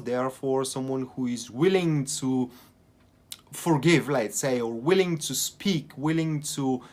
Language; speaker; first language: English; non-native, fluent; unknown